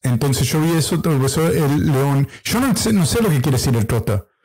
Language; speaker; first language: Spanish; early bilingual, heritage; Spanish